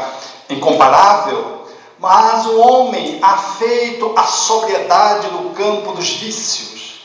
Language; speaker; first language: Portuguese; native; Portuguese